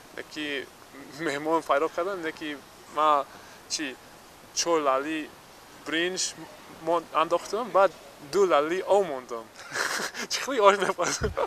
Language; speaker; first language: Persian; non-native, learner; English